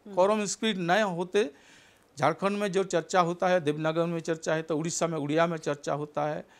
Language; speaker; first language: Hindi; non-native, local second language; Santali